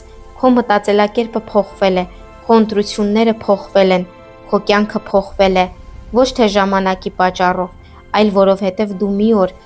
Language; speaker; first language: Armenian; native; Armenian